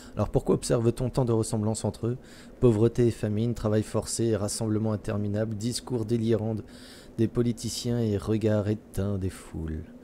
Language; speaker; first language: French; native; French